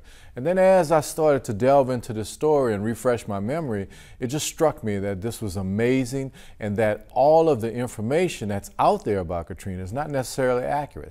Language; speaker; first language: English; native; English